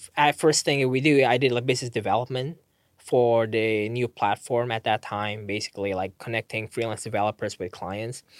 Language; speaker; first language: English; non-native, fluent; Indonesian